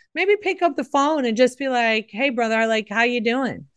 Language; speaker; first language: English; native; English